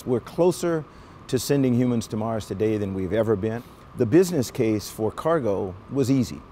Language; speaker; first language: English; native; English